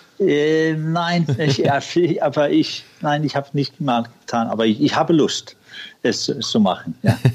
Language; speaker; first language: German; non-native, learner; Danish